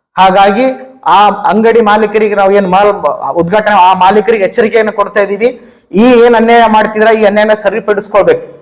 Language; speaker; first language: Kannada; native; Kannada